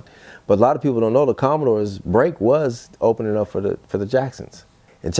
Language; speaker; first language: English; native; English